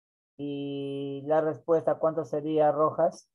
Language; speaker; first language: Spanish; native; Spanish